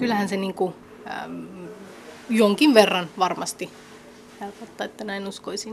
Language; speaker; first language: Finnish; early bilingual, other home language; Somali